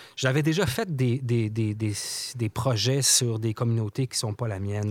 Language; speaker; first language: French; native; French